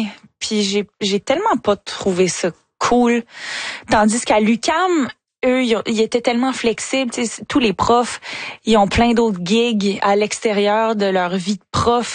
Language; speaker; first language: French; native; French